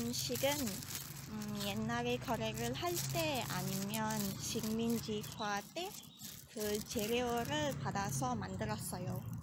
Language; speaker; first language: Korean; non-native, learner; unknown